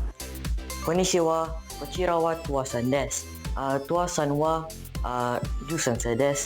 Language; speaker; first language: Japanese; non-native, learner; Malay